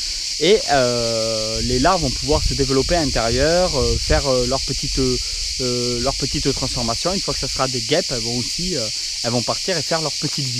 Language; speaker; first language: French; native; French